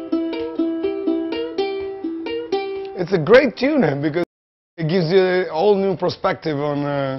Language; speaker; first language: English; non-native, fluent; Italian